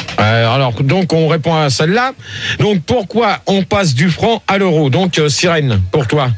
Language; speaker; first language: French; native; French